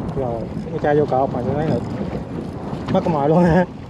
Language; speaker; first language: Vietnamese; early bilingual, other home language; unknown